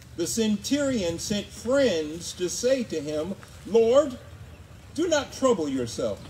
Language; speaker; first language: English; native; English